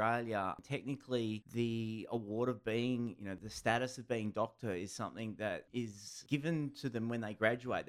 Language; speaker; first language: English; native; English